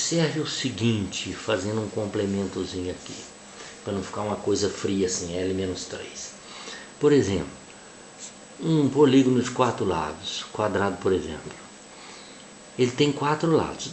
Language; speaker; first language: Portuguese; native; Portuguese